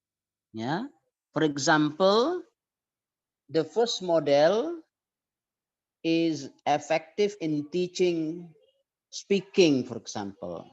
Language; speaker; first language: English; non-native, fluent; Indonesian